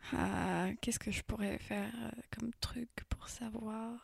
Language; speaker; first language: French; native; French